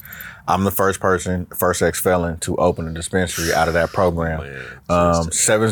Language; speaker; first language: English; native; English